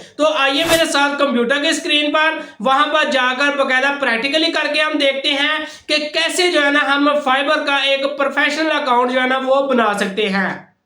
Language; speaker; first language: Urdu; non-native, local second language; Punjabi